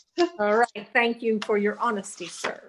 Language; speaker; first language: English; native; English